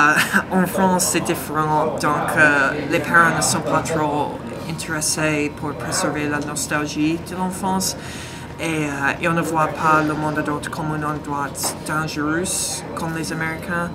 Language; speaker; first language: French; non-native, learner; English